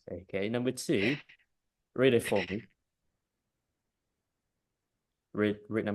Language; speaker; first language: English; non-native, fluent; Vietnamese